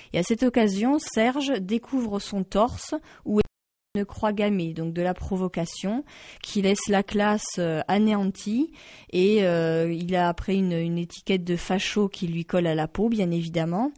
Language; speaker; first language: French; native; French